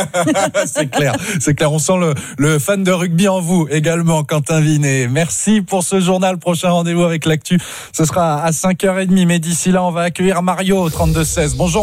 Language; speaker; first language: French; native; French